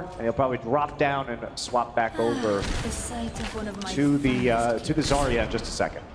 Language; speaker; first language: English; native; English